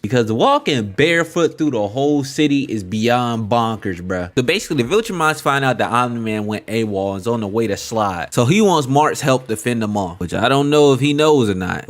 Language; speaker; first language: English; native; English